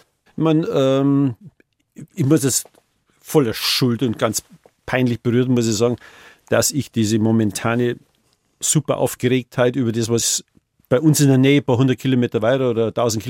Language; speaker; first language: German; native; German